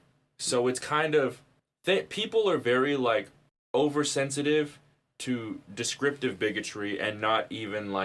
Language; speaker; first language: English; native; English